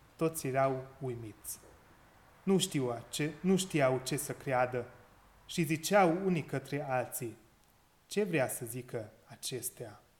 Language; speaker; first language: Romanian; non-native, local second language; Hungarian